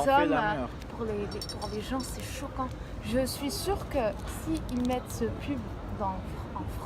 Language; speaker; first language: French; non-native, fluent; Dutch